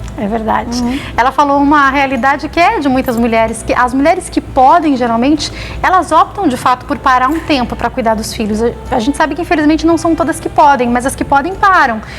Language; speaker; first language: Portuguese; native; Portuguese